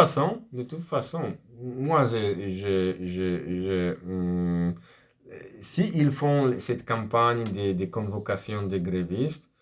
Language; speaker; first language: French; non-native, fluent; Polish